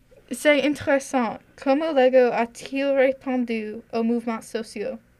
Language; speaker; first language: French; non-native, learner; English